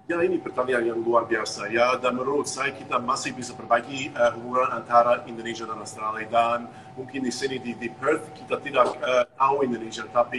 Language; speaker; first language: Indonesian; non-native, fluent; English